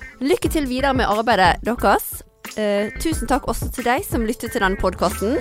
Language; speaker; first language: Norwegian; native; Norwegian